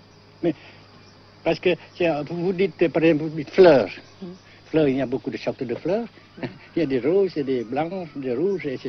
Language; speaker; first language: French; non-native, local second language; Vietnamese